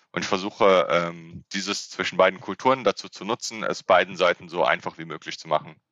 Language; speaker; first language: German; native; German